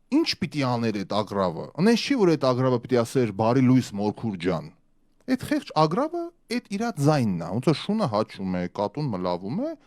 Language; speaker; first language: Armenian; early bilingual, other home language; Russian